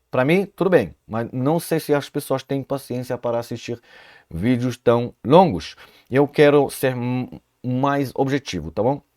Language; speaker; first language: Portuguese; non-native, fluent; Hebrew